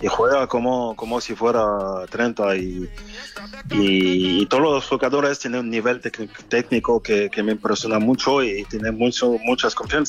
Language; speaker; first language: Spanish; non-native, fluent; French